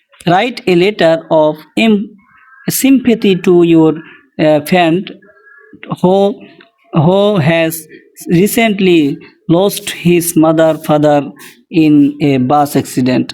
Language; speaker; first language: English; non-native, local second language; Bangla